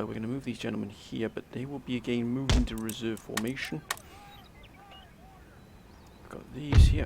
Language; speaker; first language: English; native; English